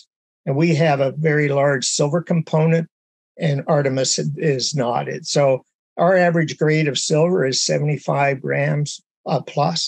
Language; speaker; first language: English; native; English